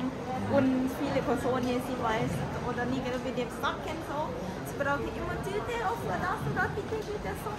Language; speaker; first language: German; non-native, learner; Thai